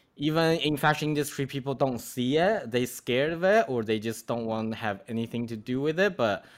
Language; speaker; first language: English; non-native, fluent; Chinese